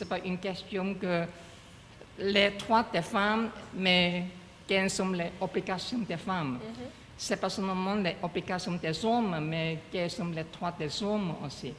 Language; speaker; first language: French; non-native, learner; Chinese